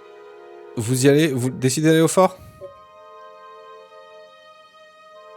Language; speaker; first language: French; native; French